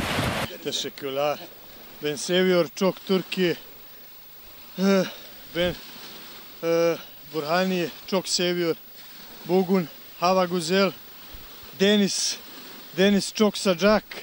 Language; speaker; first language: Turkish; non-native, learner; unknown